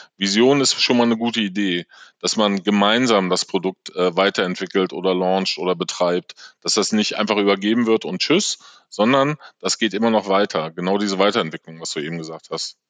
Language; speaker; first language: German; native; German